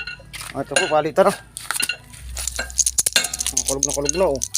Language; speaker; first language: Filipino; native; Filipino